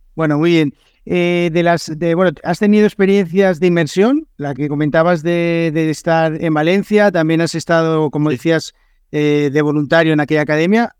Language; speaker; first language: Spanish; native; Spanish